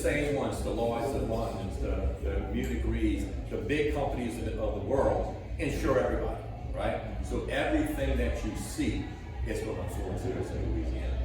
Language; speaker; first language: English; native; English